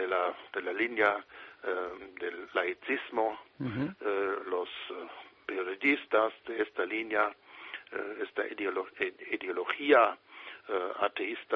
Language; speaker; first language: Spanish; non-native, fluent; German